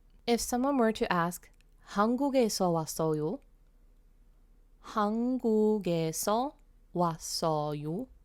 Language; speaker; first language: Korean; non-native, fluent; English